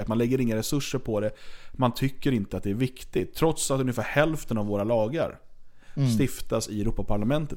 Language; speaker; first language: Swedish; native; Swedish